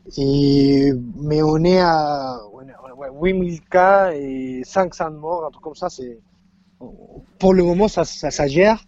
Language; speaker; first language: French; non-native, fluent; Spanish